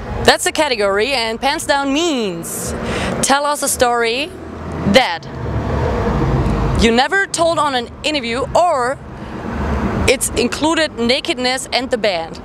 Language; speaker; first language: English; non-native, fluent; German